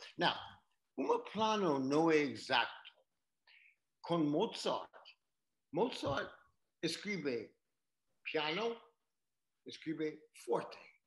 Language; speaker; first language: Portuguese; non-native, learner; English